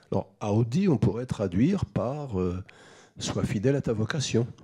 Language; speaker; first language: French; native; French